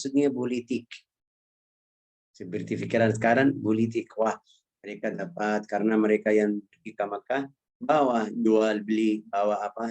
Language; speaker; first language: Indonesian; non-native, fluent; Arabic